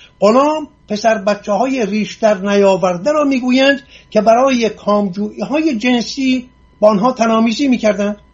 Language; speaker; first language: Persian; non-native, local second language; Assyrian Neo-Aramaic